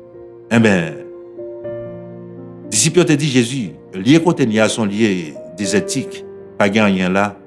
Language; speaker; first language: French; non-native, local second language; Haitian Creole